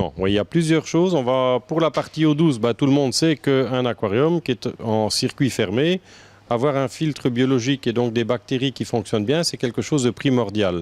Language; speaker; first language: French; native; French